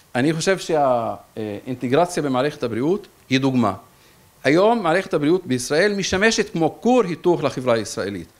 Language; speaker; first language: Hebrew; native; Hebrew